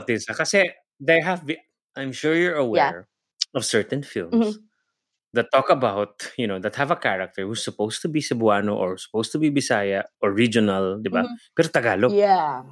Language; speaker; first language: English; non-native, local second language; Cebuano